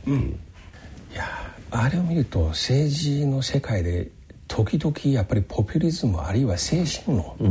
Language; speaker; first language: Japanese; non-native, fluent; Chinese